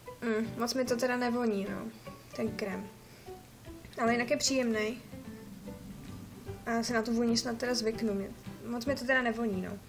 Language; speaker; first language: Czech; native; Czech